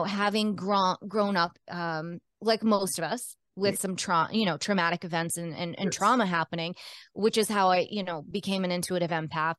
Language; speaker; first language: English; native; English